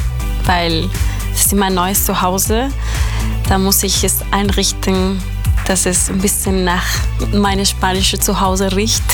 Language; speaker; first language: German; non-native, fluent; Spanish